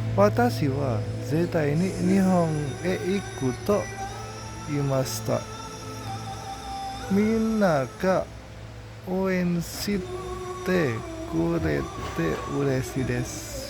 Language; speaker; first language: Japanese; non-native, learner; Indonesian